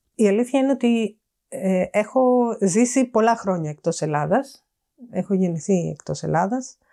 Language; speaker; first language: Greek; native; Greek